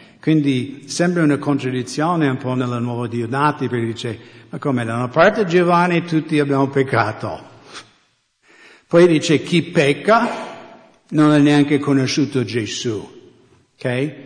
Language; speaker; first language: Italian; non-native, fluent; English